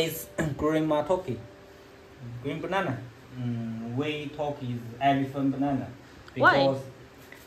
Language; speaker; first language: English; non-native, learner; Chinese